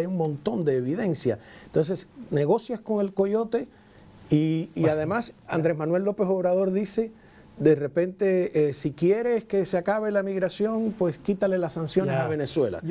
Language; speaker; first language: Spanish; native; Spanish